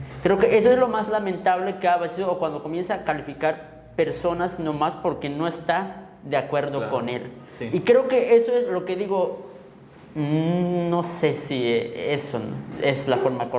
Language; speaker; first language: Spanish; native; Spanish